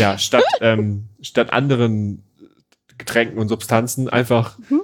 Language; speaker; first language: German; native; German